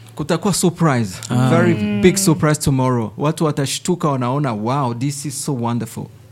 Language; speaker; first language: English; non-native, fluent; Swahili